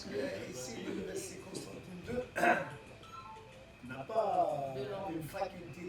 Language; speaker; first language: French; non-native, local second language; Arabic